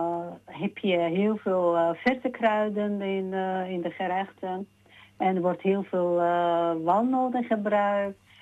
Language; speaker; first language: Dutch; non-native, fluent; Georgian